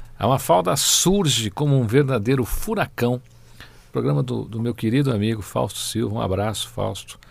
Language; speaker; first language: Portuguese; native; Portuguese